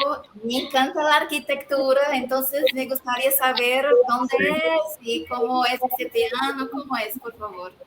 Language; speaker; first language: Spanish; non-native, fluent; Portuguese